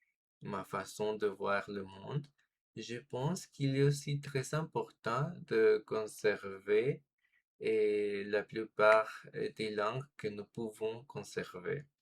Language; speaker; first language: French; non-native, fluent; Spanish